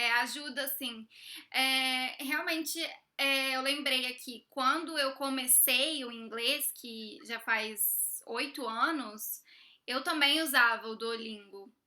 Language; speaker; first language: Portuguese; native; Portuguese